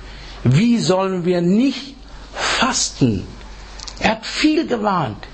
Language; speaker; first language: German; non-native, learner; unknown